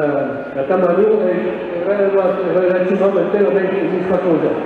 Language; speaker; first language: Spanish; non-native, learner; French